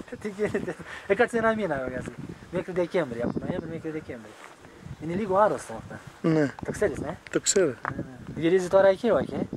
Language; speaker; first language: Greek; non-native, learner; Romanian